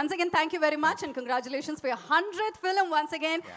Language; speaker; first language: English; non-native, local second language; Tamil